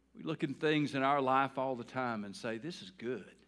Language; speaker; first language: English; native; English